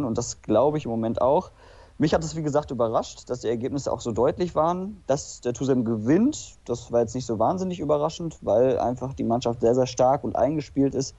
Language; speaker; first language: German; native; German